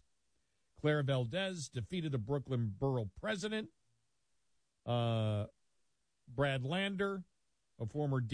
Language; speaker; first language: English; native; English